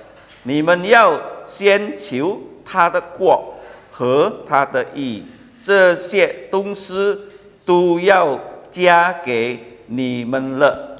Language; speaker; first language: Chinese; early bilingual, heritage; Chinese